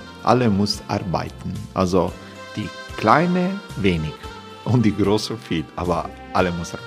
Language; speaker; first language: German; non-native, fluent; Croatian